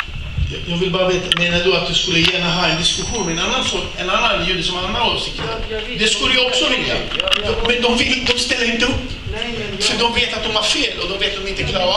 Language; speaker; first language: Swedish; non-native, fluent; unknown